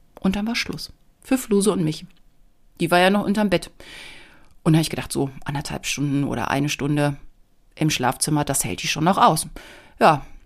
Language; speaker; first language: German; native; German